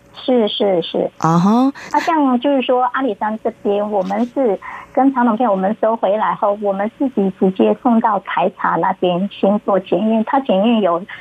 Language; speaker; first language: Chinese; native; Chinese